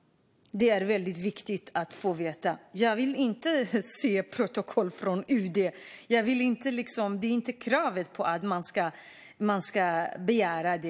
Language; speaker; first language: Swedish; non-native, fluent; Kurdish